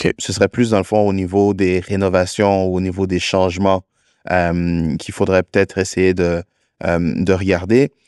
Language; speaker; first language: French; native; French